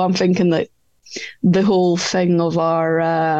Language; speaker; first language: English; native; English